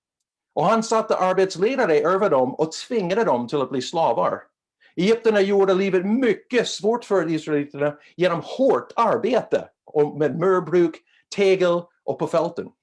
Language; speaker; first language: Swedish; non-native, fluent; English